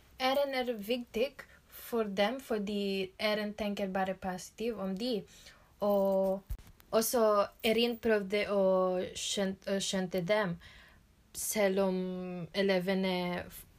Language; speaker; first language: Norwegian; non-native, learner; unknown